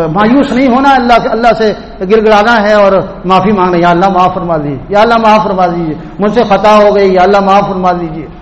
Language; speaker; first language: Urdu; native; Urdu